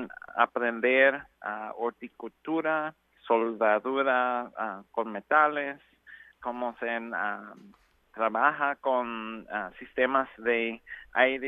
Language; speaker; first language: Spanish; non-native, learner; English